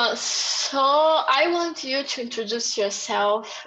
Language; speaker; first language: English; non-native, fluent; Portuguese